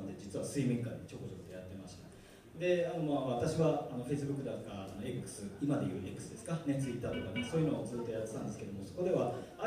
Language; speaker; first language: Japanese; native; Japanese